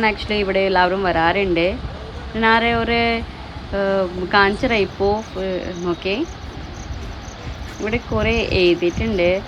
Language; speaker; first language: Malayalam; non-native, learner; Hindi